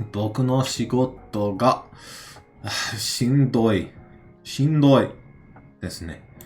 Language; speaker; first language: Japanese; non-native, learner; English